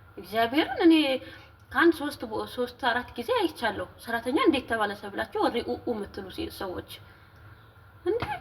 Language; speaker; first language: Amharic; native; Amharic